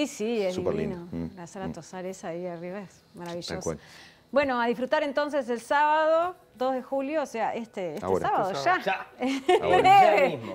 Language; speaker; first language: Spanish; native; Spanish